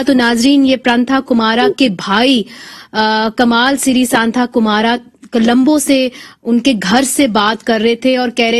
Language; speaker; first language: Urdu; native; Urdu